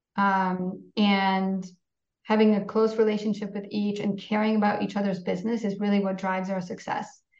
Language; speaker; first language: English; non-native, fluent; Polish